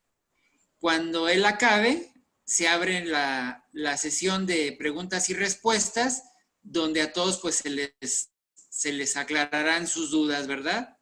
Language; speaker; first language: Spanish; native; Spanish